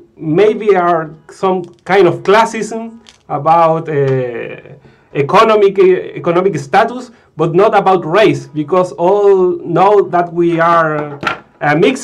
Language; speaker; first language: English; non-native, learner; Spanish